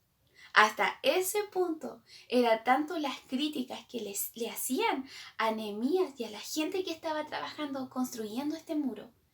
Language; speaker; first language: Spanish; native; Spanish